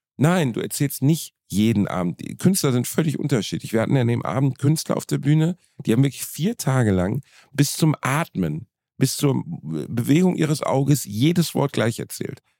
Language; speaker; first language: German; native; German